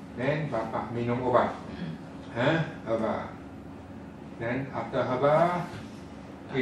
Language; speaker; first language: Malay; non-native, local second language; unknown